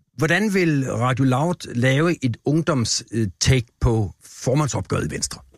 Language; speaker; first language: Danish; native; Danish